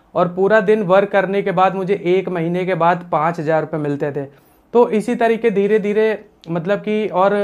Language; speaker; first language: Hindi; native; Hindi